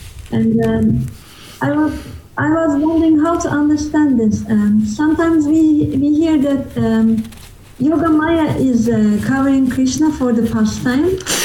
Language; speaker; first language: English; non-native, fluent; Turkish